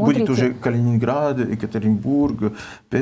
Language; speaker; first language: Russian; non-native, learner; French